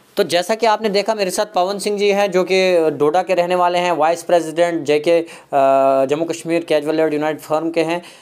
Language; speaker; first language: Hindi; non-native, local second language; Kashmiri